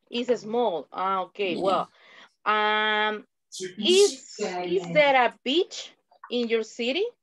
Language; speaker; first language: English; non-native, fluent; Spanish